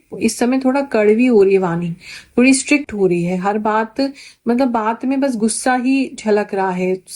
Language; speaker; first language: Hindi; native; Hindi